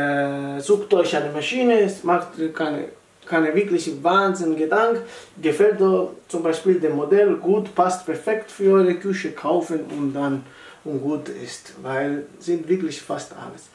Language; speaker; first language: German; non-native, learner; Italian